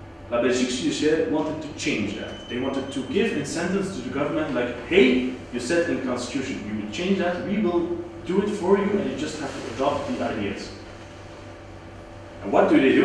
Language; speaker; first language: English; non-native, fluent; Dutch